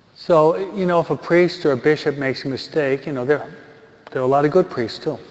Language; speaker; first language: English; native; English